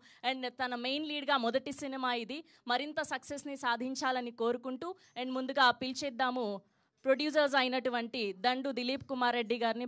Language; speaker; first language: Telugu; native; Telugu